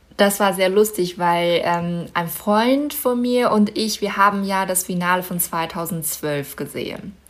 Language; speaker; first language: German; non-native, fluent; Chinese